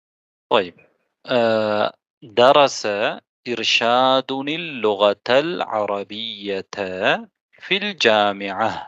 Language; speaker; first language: Arabic; non-native, fluent; Tamil